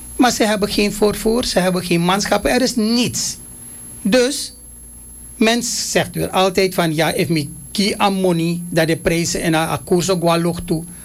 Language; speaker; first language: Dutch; native; Dutch